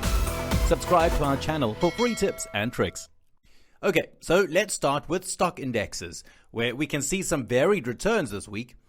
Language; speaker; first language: English; non-native, fluent; Italian